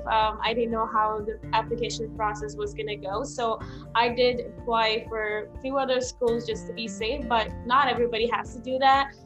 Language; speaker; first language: English; non-native, local second language; Sinhala